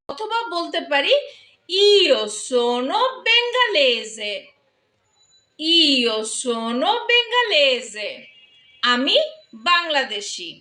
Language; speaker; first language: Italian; non-native, fluent; Bangla